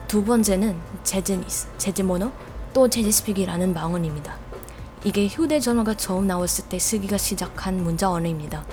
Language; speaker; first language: Korean; non-native, fluent; Filipino